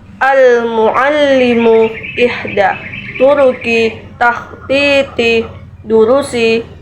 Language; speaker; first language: Arabic; non-native, learner; Indonesian